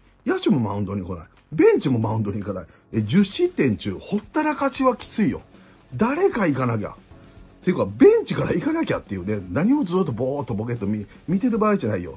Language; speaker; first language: Japanese; native; Japanese